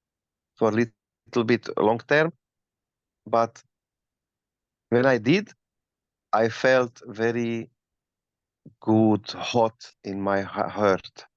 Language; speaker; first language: English; non-native, learner; Slovak